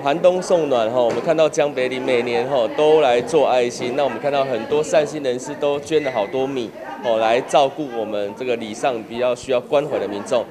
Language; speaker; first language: Chinese; native; Chinese